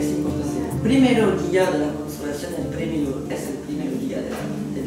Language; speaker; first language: Spanish; non-native, fluent; French